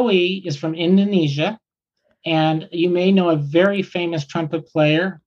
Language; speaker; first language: English; native; English